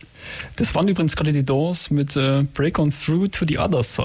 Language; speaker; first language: German; native; German